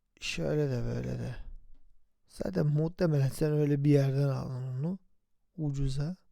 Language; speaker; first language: Turkish; native; Turkish